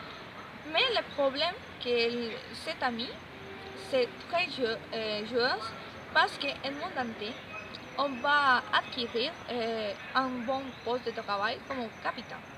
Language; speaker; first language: French; non-native, learner; Spanish